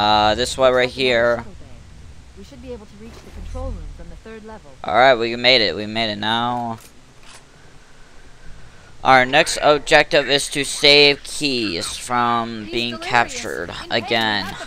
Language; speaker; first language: English; native; English